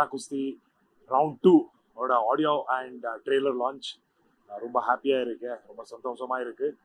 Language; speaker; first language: Tamil; non-native, local second language; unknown